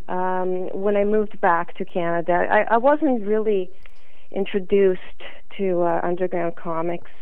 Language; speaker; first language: English; non-native, fluent; Serbian